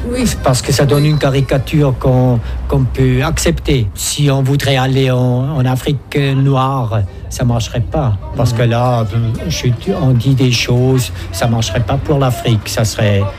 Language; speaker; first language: French; non-native, local second language; Swiss German